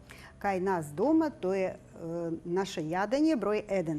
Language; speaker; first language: Macedonian; non-native, learner; Ukrainian